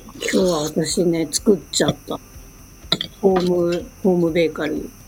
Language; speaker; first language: Japanese; native; Japanese